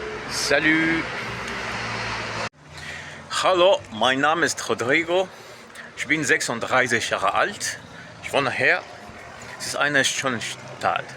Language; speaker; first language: German; non-native, learner; Portuguese